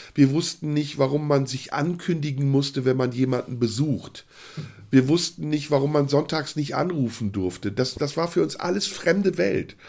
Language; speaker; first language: German; early bilingual, other home language; Turkish